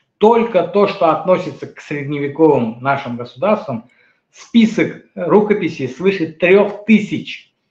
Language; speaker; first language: Russian; non-native, local second language; Azerbaijani